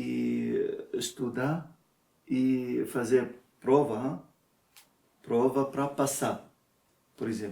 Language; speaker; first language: Portuguese; non-native, learner; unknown